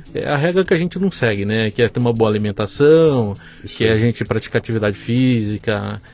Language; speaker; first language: Portuguese; native; Portuguese